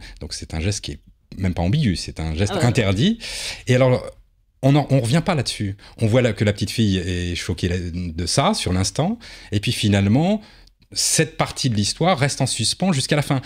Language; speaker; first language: French; native; French